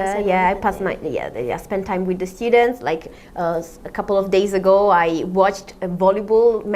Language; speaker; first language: English; non-native, fluent; Italian